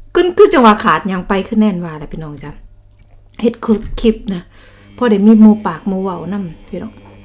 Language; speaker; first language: Thai; native; Thai